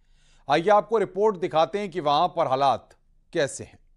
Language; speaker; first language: Hindi; native; Hindi